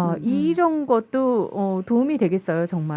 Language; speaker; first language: Korean; native; Korean